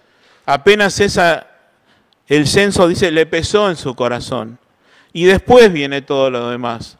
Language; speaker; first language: Spanish; native; Spanish